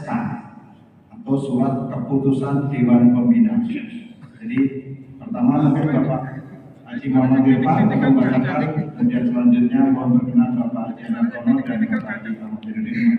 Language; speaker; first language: Indonesian; native; Indonesian